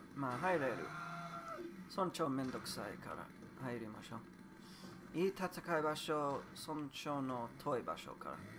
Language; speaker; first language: Japanese; non-native, learner; English